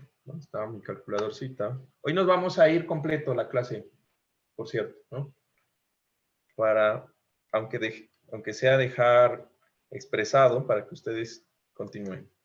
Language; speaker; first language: Spanish; native; Spanish